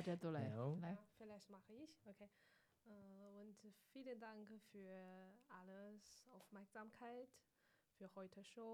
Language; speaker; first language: German; non-native, learner; Chinese